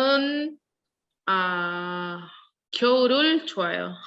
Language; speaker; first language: Korean; non-native, learner; Spanish